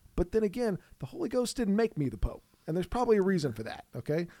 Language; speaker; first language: English; native; English